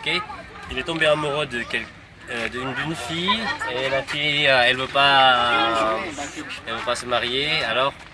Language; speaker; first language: French; non-native, fluent; Indonesian